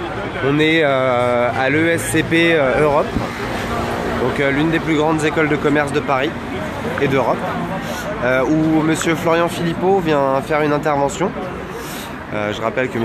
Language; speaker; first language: French; native; French